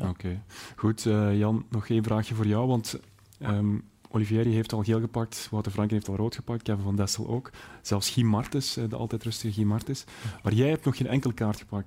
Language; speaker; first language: Dutch; native; Dutch